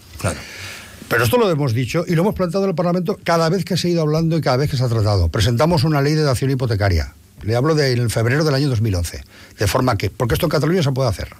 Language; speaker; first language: Spanish; non-native, local second language; Catalan